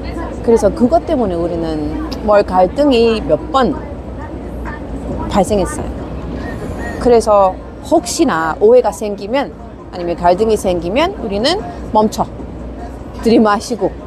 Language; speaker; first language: Korean; non-native, fluent; English